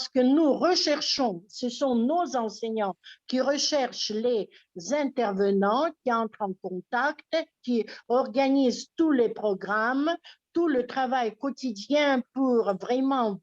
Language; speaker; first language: French; non-native, fluent; Russian